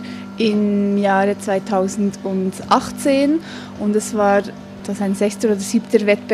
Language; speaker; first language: German; native; German